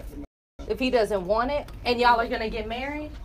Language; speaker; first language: English; native; English